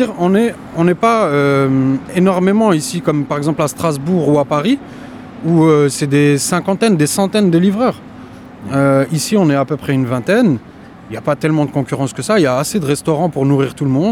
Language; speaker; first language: French; native; French